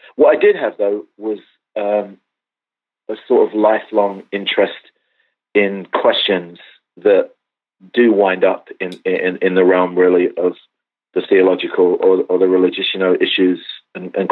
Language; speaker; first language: English; native; English